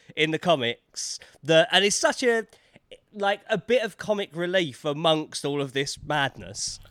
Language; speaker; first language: English; native; English